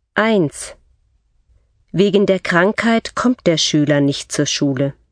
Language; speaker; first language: German; native; German